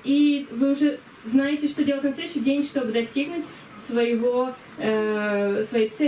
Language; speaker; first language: Russian; native; Russian